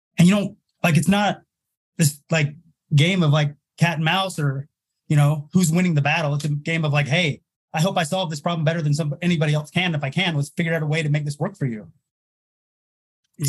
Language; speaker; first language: English; native; English